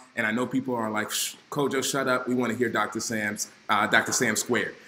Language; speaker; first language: English; native; English